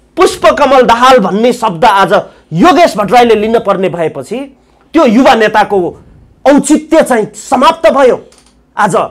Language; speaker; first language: Nepali; native; Nepali